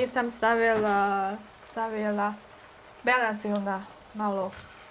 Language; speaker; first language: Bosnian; non-native, learner; Chinese